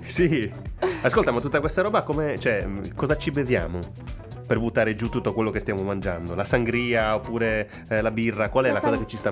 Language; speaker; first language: Italian; native; Italian